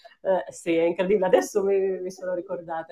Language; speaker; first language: Italian; non-native, fluent; Greek